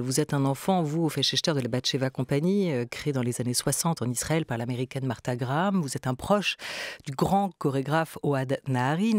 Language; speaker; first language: French; native; French